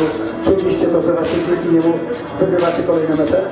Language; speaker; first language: Polish; native; Polish